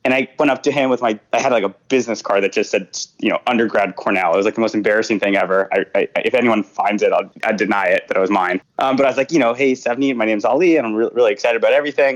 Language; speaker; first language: English; native; English